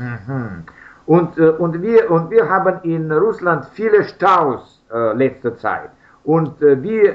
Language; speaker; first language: German; non-native, learner; Russian